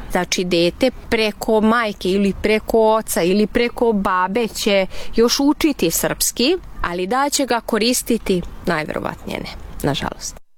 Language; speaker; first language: Serbian; non-native, local second language; Hungarian